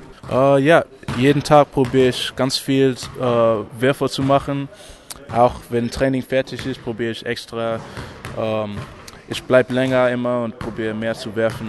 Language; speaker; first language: German; non-native, fluent; English